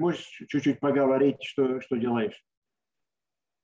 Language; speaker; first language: Russian; non-native, fluent; English